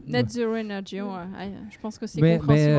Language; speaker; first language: French; native; French